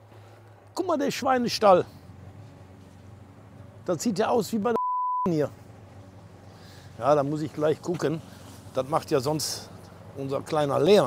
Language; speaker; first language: German; native; German